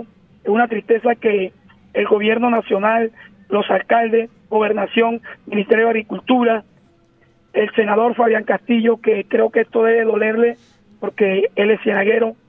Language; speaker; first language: Spanish; native; Spanish